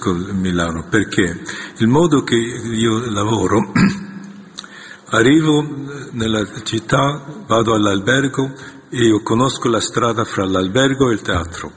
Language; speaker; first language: Italian; non-native, fluent; Korean